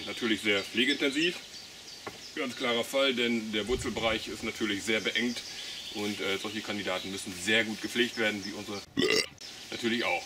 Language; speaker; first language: German; native; German